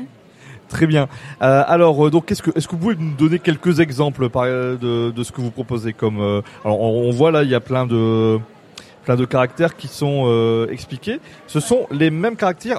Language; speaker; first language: French; native; French